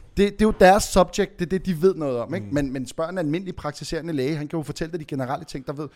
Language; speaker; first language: Danish; early bilingual, other home language; Arabic